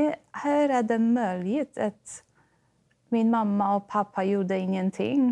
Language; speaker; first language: Swedish; non-native, fluent; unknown